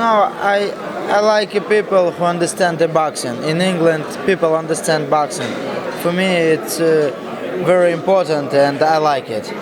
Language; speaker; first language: English; non-native, learner; Russian